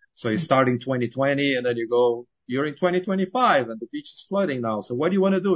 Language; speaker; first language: English; non-native, fluent; Portuguese